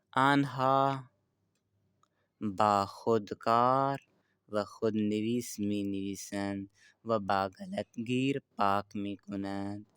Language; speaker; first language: Persian; non-native, fluent; Urdu